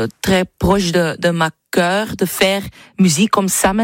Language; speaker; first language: French; non-native, local second language; Dutch